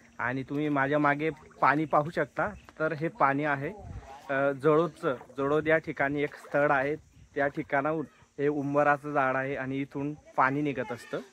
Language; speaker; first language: Marathi; native; Marathi